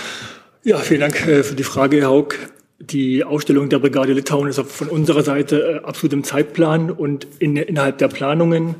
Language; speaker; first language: German; native; German